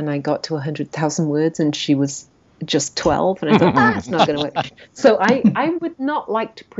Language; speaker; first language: English; native; English